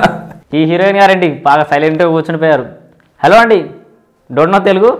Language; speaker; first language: Telugu; native; Telugu